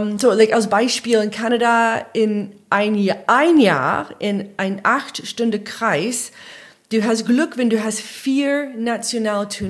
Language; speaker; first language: German; non-native, learner; English